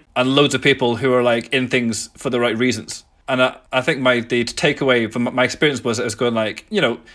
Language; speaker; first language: English; native; English